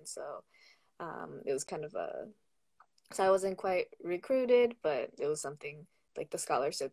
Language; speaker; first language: English; native; English